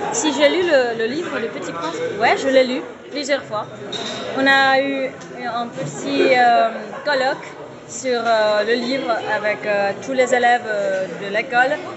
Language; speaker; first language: French; non-native, fluent; Spanish